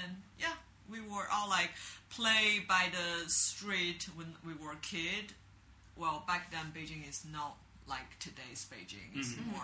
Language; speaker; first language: English; non-native, learner; Chinese